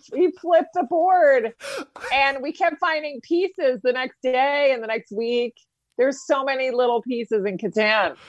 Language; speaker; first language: English; native; English